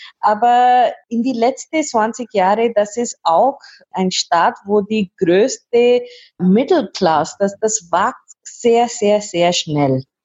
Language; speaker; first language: German; non-native, learner; Hindi